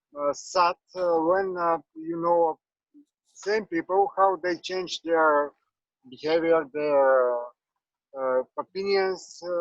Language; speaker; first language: English; non-native, learner; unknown